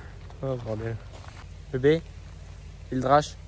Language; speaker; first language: French; native; French